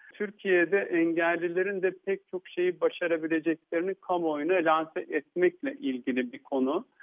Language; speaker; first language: Turkish; native; Turkish